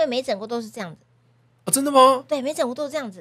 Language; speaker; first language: Chinese; native; Chinese